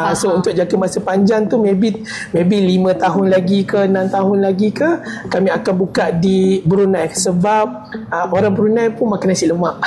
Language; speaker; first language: Malay; native; Malay